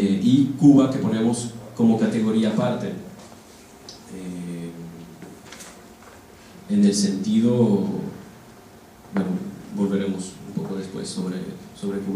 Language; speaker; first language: Spanish; non-native, fluent; French